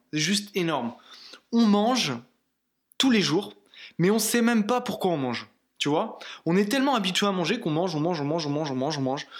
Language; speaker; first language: French; native; French